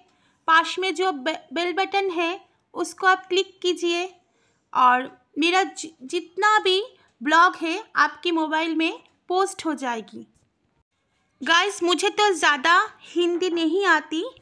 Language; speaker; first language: Hindi; non-native, local second language; Bangla